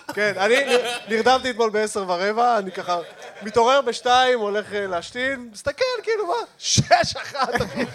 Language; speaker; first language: Hebrew; early bilingual, other home language; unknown